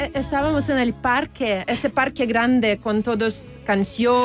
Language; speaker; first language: Spanish; non-native, learner; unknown